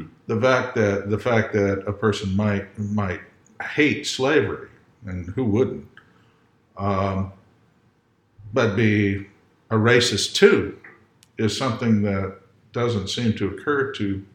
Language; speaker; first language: English; native; English